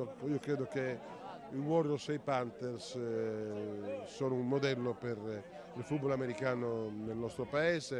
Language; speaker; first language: Italian; native; Italian